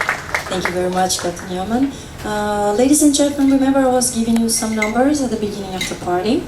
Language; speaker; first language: English; non-native, fluent; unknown